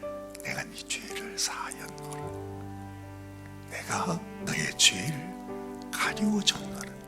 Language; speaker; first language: Korean; native; Korean